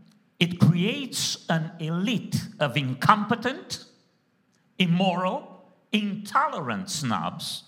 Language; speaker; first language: English; non-native, fluent; Romanian